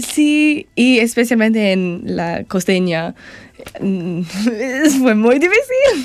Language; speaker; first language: Spanish; non-native, learner; English